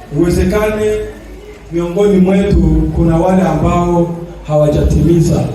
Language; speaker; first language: Swahili; non-native, local second language; Kinyarwanda